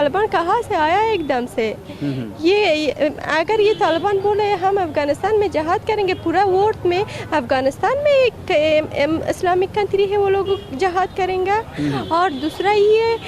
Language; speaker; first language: Hindi; non-native, fluent; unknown